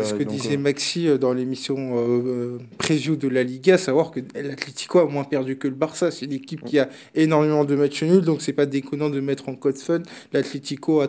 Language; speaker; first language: French; native; French